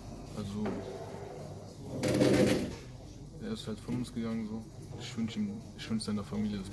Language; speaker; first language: German; early bilingual, other home language; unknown